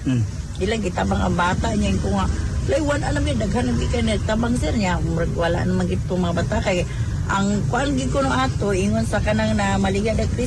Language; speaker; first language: Cebuano; native; Cebuano